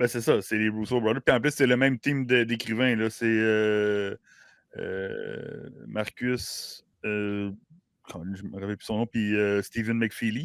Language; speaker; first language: French; native; French